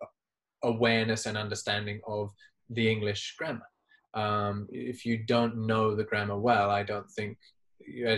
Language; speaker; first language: English; native; English